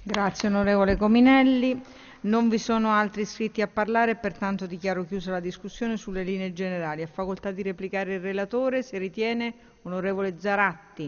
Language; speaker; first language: Italian; native; Italian